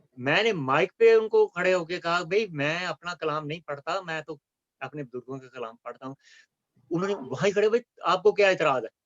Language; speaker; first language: Urdu; non-native, local second language; Punjabi